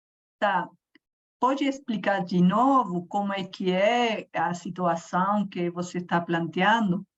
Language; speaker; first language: Portuguese; non-native, learner; Spanish